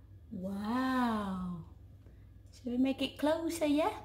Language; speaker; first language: English; non-native, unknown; Javanese